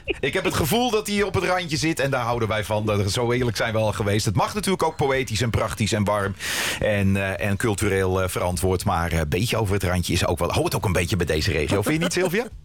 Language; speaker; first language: Dutch; native; Dutch